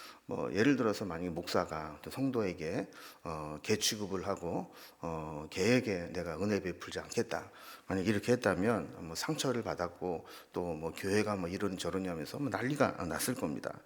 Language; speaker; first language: Korean; native; Korean